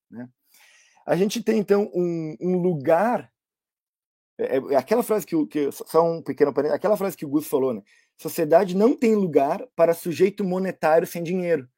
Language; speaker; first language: Portuguese; native; Portuguese